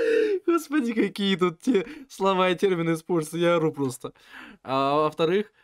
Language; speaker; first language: Russian; native; Russian